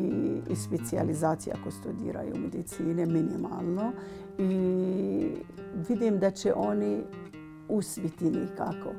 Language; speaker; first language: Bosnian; non-native, learner; Arabic